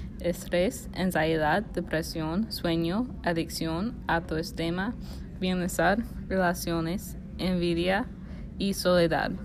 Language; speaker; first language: Spanish; non-native, learner; English